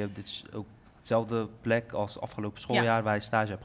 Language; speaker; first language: Dutch; native; Dutch